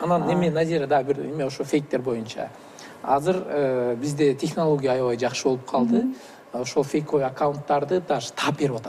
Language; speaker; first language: Kyrgyz; native; Kyrgyz